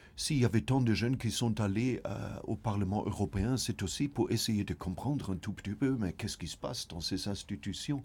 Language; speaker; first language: French; non-native, fluent; German